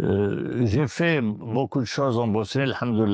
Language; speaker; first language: French; non-native, local second language; Arabic